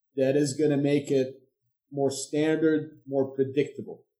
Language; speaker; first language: English; non-native, fluent; Arabic